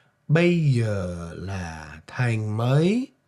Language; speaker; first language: Vietnamese; non-native, fluent; English